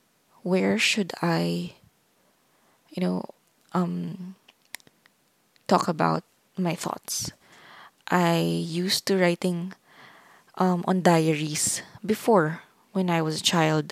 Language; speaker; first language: English; non-native, local second language; Filipino